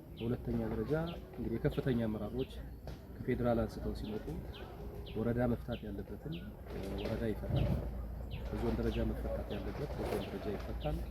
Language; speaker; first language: Amharic; native; Amharic